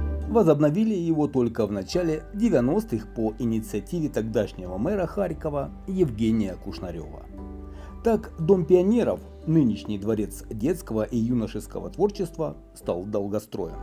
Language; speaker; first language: Russian; native; Russian